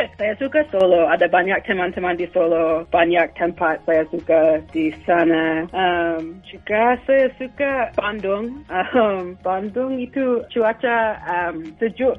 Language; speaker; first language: Indonesian; non-native, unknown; English